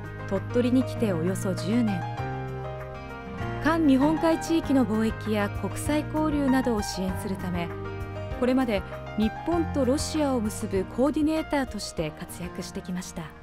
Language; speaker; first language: Japanese; native; Japanese